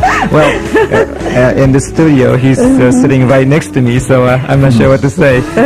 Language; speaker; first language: English; non-native, fluent; Japanese